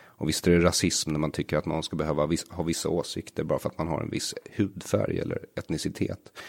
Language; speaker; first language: Swedish; native; Swedish